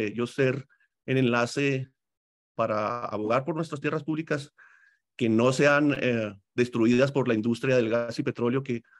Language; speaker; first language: Spanish; native; Spanish